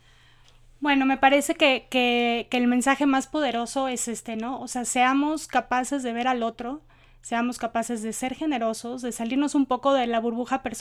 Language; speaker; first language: Spanish; native; Spanish